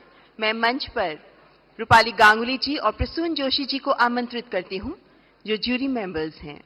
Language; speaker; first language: Hindi; native; Hindi